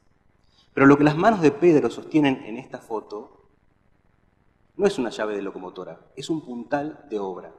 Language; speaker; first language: Spanish; native; Spanish